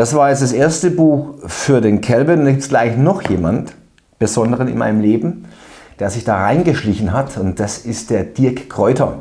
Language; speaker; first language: German; native; German